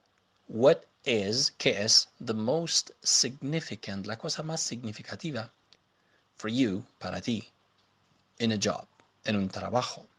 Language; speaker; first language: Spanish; non-native, fluent; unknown